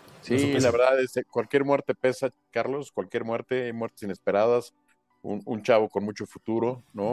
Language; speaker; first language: Spanish; native; Spanish